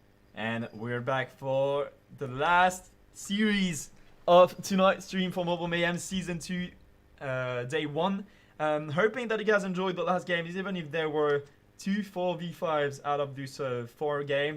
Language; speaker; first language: English; non-native, fluent; French